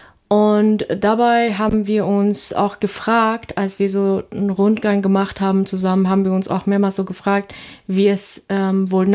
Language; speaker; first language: German; non-native, fluent; Ukrainian